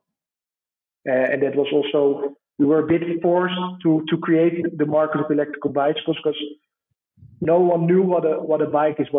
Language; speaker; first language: English; non-native, fluent; Dutch